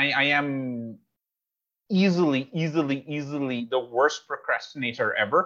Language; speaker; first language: English; non-native, local second language; Bangla